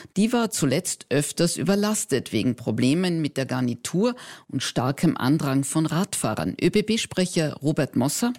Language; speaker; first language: German; native; German